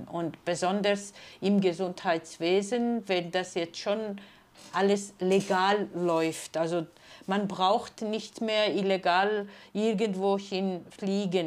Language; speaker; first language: German; non-native, fluent; Georgian